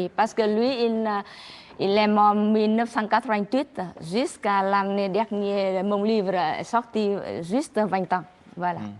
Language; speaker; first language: French; non-native, learner; Vietnamese